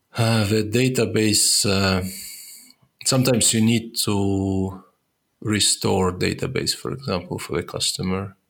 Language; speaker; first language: English; non-native, fluent; Estonian